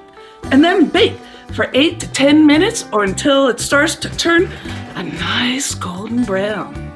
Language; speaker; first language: English; native; English